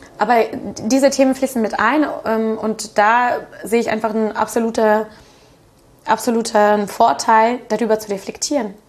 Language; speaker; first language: German; non-native, fluent; Russian